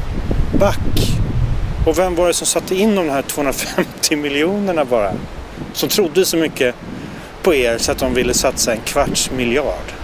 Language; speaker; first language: Swedish; native; Swedish